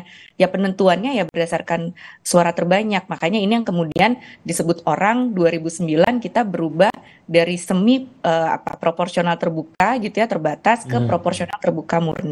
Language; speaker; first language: Indonesian; native; Indonesian